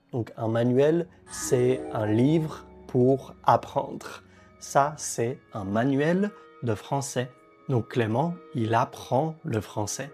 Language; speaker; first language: French; native; French